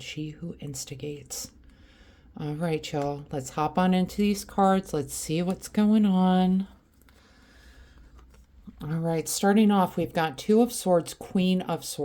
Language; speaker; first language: English; native; English